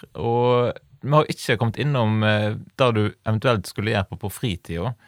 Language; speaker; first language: Norwegian; native; Norwegian